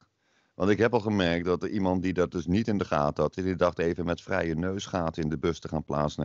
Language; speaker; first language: Dutch; native; Dutch